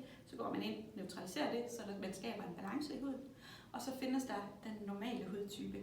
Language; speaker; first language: Danish; native; Danish